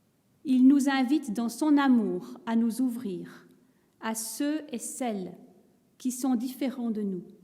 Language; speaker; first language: French; native; French